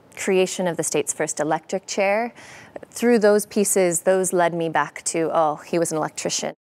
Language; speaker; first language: English; native; English